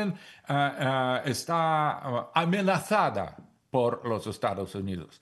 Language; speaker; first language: Spanish; non-native, fluent; Russian